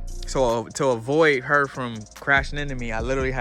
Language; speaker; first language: English; native; English